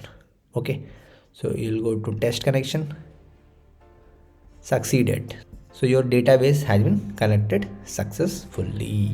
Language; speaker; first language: English; non-native, local second language; Hindi